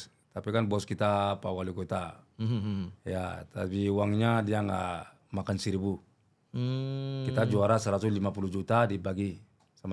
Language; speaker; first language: Indonesian; non-native, learner; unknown